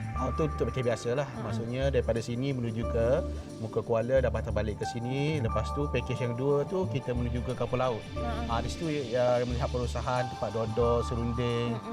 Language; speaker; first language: Malay; native; Malay